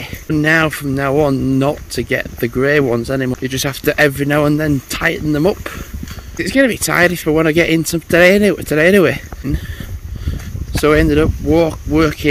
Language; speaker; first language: English; native; English